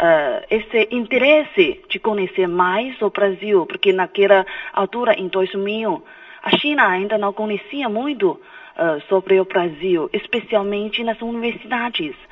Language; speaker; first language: Portuguese; non-native, fluent; Chinese